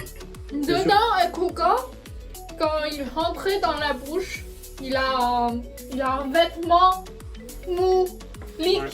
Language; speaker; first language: French; non-native, learner; Chinese